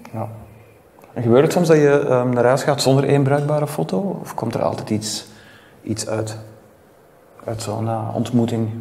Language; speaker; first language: Dutch; native; Dutch